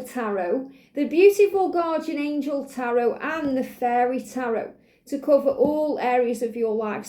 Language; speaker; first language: English; native; English